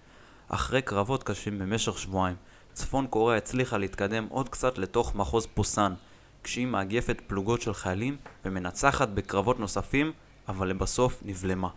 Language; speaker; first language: Hebrew; native; Hebrew